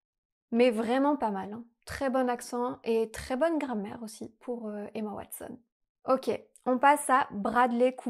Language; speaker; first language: French; native; French